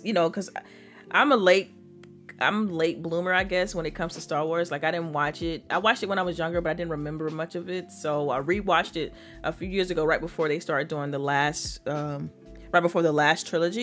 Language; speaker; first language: English; native; English